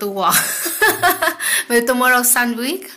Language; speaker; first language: English; non-native, learner; Vietnamese